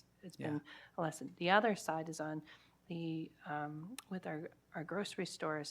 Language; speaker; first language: English; native; English